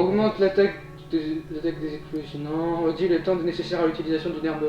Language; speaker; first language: French; native; French